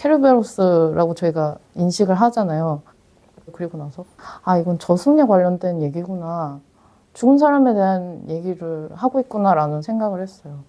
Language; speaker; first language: Korean; native; Korean